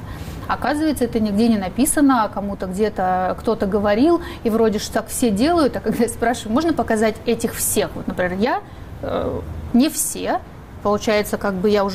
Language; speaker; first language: Russian; native; Russian